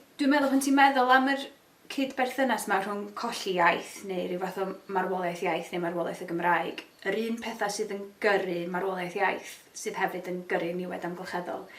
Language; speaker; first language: Welsh; native; Welsh